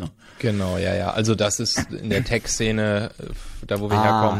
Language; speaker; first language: German; native; German